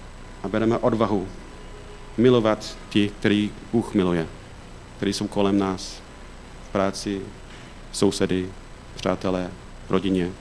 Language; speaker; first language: Czech; non-native, fluent; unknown